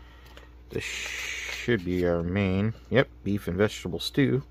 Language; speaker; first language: English; native; English